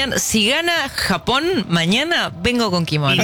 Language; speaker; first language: Spanish; native; Spanish